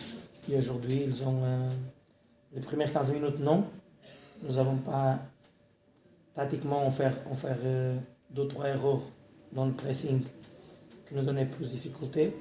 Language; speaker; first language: French; non-native, learner; Portuguese